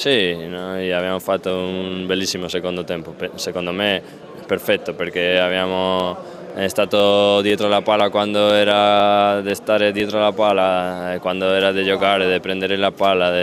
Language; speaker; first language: Italian; non-native, fluent; Spanish